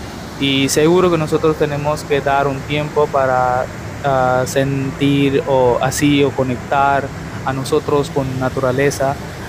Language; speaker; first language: Spanish; non-native, learner; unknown